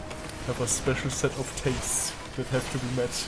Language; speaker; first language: English; non-native, fluent; German